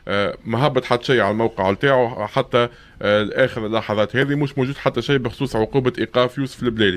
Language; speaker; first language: Arabic; native; Arabic